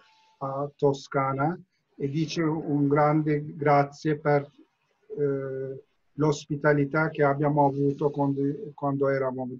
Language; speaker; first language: Italian; non-native, fluent; Turkish